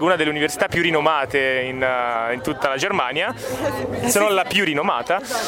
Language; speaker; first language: Italian; native; Italian